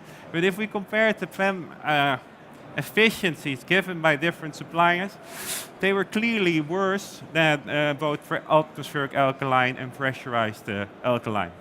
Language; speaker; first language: English; non-native, fluent; Dutch